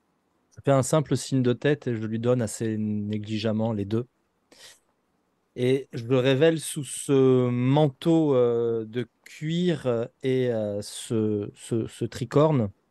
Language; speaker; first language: French; native; French